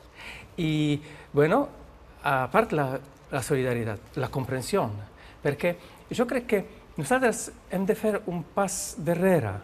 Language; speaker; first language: Catalan; non-native, learner; Polish